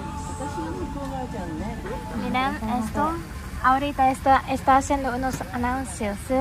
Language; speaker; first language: Spanish; non-native, learner; Japanese